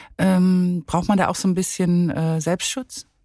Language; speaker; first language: German; native; German